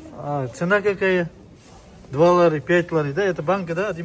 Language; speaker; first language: Russian; non-native, local second language; Kazakh